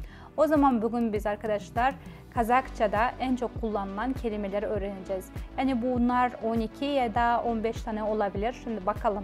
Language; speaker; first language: Turkish; non-native, fluent; Kazakh